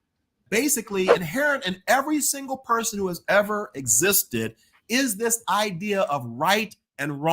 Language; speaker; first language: English; native; English